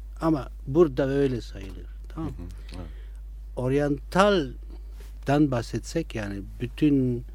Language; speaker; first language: Turkish; non-native, fluent; Italian